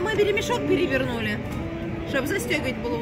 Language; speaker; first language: Russian; native; Russian